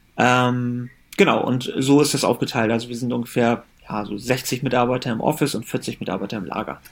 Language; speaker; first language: German; early bilingual, other home language; Persian